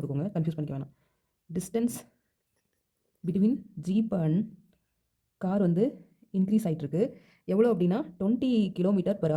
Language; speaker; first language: Tamil; native; Tamil